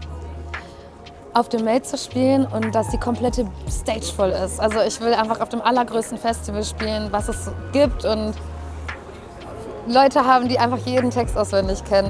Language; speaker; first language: German; native; German